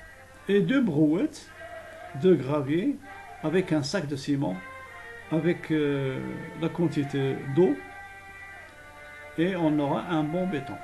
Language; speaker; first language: French; non-native, local second language; Arabic